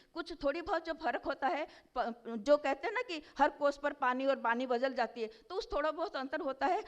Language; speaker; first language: Hindi; non-native, local second language; Odia